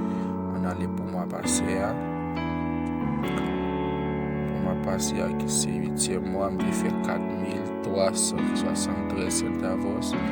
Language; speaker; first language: French; non-native, local second language; Haitian Creole